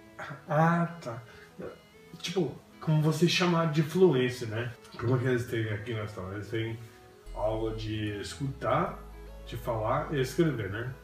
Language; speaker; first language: Portuguese; non-native, fluent; English